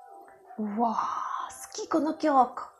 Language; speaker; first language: Japanese; non-native, learner; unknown